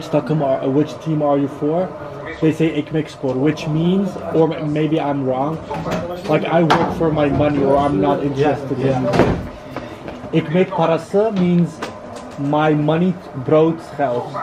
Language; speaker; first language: English; non-native, fluent; Turkish